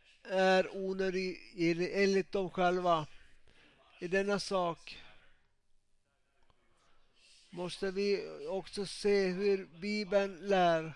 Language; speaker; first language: Swedish; non-native, local second language; Finnish